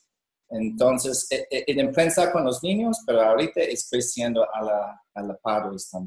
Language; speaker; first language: Spanish; non-native, learner; English